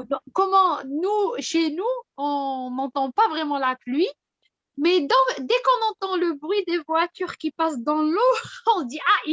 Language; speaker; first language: French; non-native, local second language; Arabic